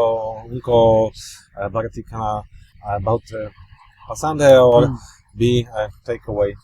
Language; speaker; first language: Hindi; non-native, learner; Polish